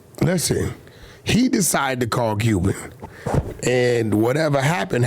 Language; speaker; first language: English; native; English